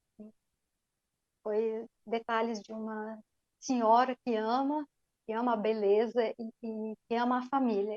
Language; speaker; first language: Portuguese; non-native, fluent; Arabic